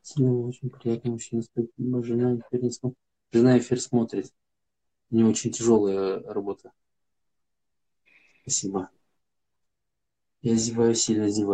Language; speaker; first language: Russian; native; Russian